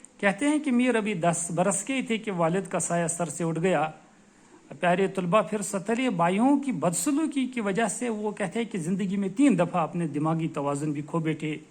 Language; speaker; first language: Urdu; non-native, local second language; Kashmiri